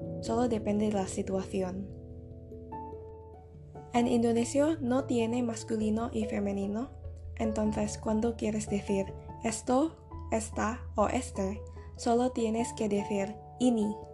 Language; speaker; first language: Spanish; non-native, fluent; Indonesian